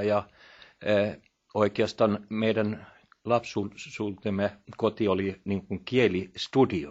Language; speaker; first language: Finnish; early bilingual, heritage; Norwegian